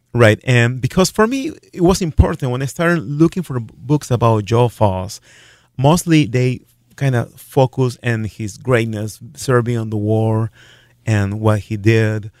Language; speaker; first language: English; non-native, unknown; Spanish